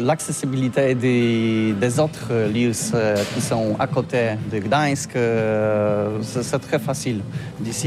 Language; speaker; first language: French; non-native, learner; Polish